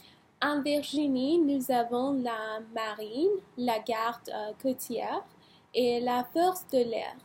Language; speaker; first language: French; non-native, learner; English